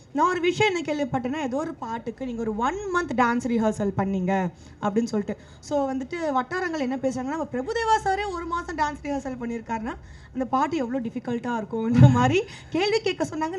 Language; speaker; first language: Tamil; native; Tamil